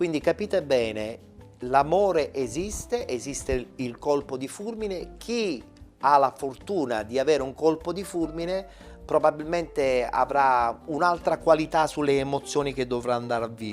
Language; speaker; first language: Italian; native; Italian